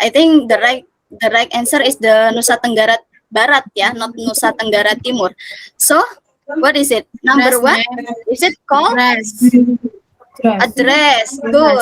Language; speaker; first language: English; non-native, fluent; Indonesian